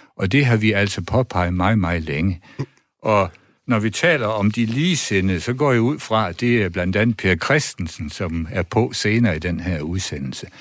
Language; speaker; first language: Danish; native; Danish